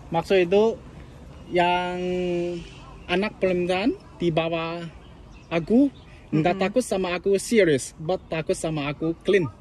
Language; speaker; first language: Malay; non-native, learner; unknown